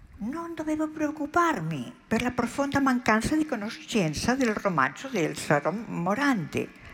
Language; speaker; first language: Italian; non-native, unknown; Spanish